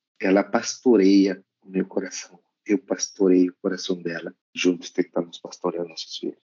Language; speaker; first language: Portuguese; non-native, fluent; Spanish